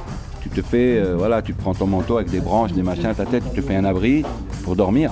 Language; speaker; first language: French; non-native, local second language; Arabic